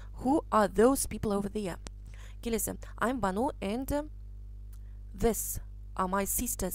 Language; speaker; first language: English; non-native, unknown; Kazakh